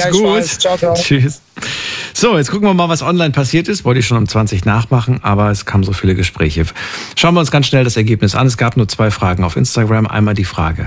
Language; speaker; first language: German; native; German